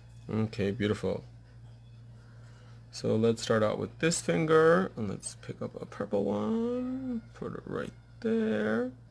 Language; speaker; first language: English; early bilingual, other home language; Spanish